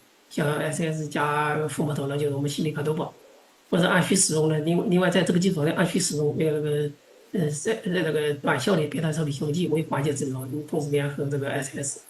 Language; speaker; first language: Chinese; non-native, local second language; Indonesian